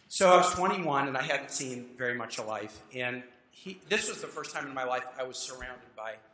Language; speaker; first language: English; native; English